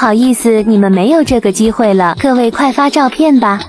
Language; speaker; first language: Chinese; native; Chinese